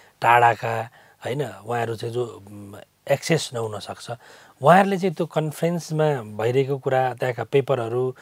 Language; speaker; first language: Nepali; native; Nepali